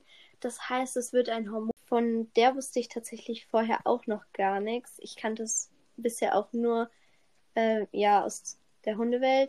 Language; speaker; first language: German; native; German